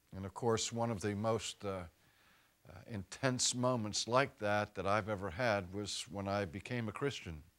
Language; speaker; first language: English; native; English